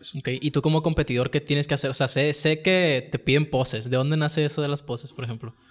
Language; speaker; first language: Spanish; native; Spanish